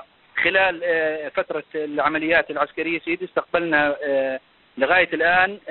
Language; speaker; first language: Arabic; native; Arabic